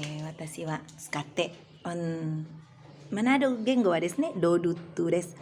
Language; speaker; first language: Japanese; non-native, learner; Indonesian